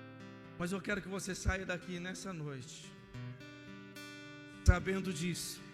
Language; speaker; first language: Portuguese; native; Portuguese